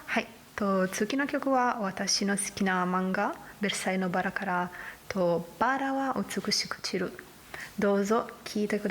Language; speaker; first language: Japanese; non-native, learner; Italian